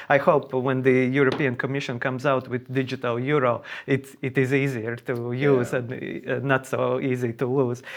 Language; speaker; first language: English; non-native, fluent; Latvian